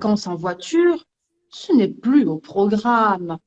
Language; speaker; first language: French; native; French